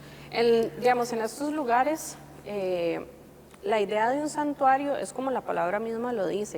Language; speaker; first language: Spanish; native; Spanish